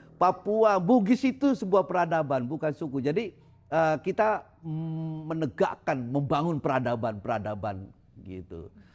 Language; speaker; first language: Indonesian; non-native, local second language; Sundanese